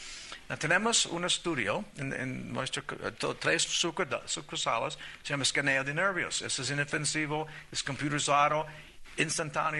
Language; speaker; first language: Spanish; non-native, learner; English